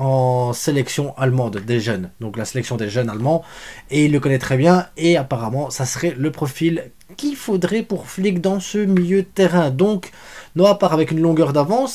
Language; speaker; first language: French; native; French